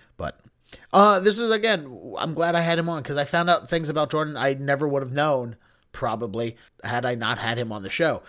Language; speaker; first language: English; native; English